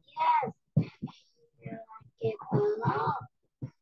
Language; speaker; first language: English; non-native, learner; Vietnamese